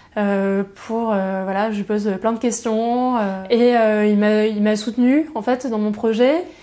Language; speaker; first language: French; native; French